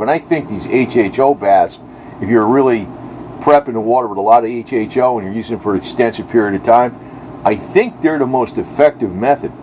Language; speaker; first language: English; native; English